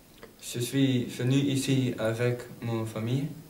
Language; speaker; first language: French; non-native, learner; Dutch